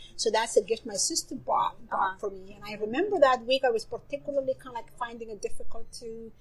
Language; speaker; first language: English; non-native, fluent; Somali